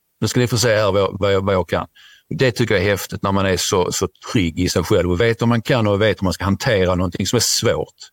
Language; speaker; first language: Swedish; native; Swedish